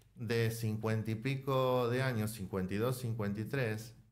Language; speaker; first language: Spanish; native; Spanish